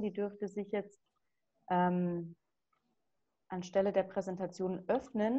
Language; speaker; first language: German; native; German